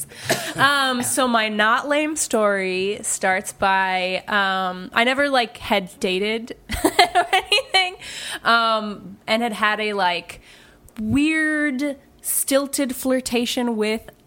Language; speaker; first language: English; native; English